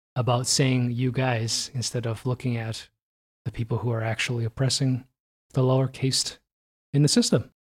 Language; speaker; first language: English; early bilingual, other home language; Korean